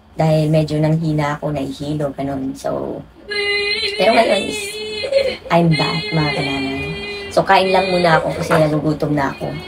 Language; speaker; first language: Filipino; native; Filipino